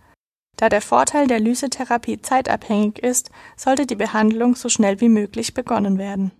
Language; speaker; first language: German; native; German